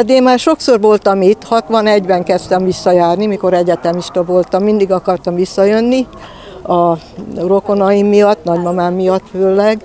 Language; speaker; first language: Hungarian; early bilingual, heritage; Hungarian